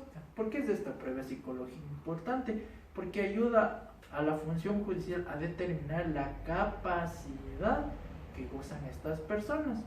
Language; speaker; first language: Spanish; native; Spanish